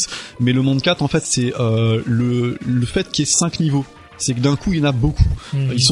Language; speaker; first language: French; native; French